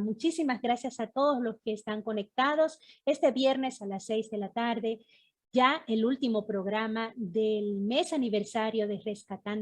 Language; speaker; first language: Spanish; native; Spanish